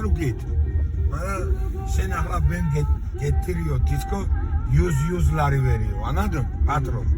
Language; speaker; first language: Turkish; non-native, learner; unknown